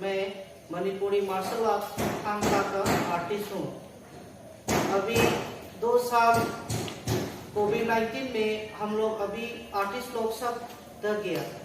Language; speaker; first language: Hindi; non-native, local second language; Manipuri